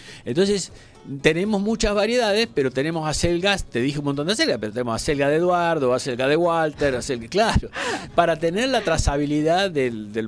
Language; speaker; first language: Spanish; native; Spanish